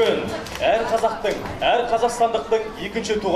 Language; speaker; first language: Kazakh; native; Kazakh